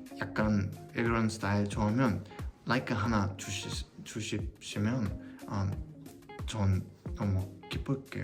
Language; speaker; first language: Korean; non-native, learner; German